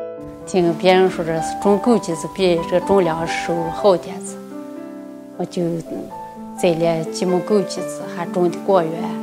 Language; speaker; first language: Chinese; native; Chinese